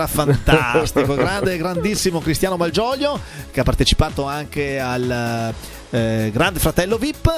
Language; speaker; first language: Italian; native; Italian